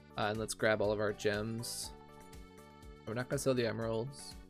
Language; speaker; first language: English; native; English